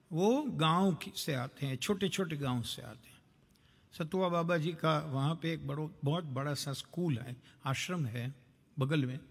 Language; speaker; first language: Hindi; non-native, local second language; Gujarati